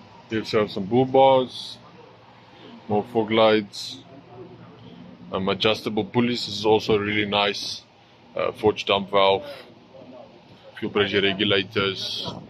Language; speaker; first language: English; non-native, local second language; Afrikaans